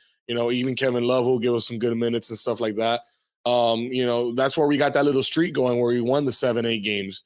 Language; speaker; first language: English; native; English